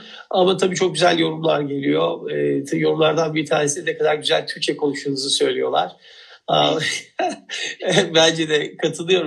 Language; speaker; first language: Turkish; native; Turkish